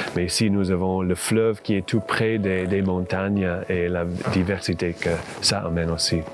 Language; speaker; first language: French; non-native, fluent; English